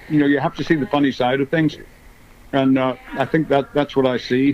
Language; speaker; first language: English; native; English